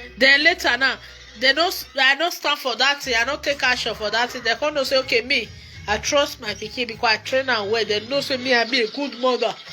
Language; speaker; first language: Nigerian Pidgin; native; Nigerian Pidgin